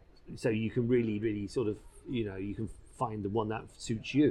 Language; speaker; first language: English; native; English